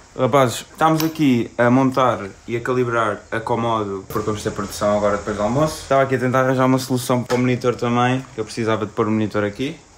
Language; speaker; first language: Portuguese; native; Portuguese